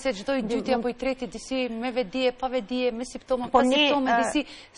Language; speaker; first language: Albanian; native; Albanian